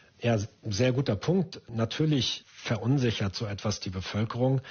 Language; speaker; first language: German; native; German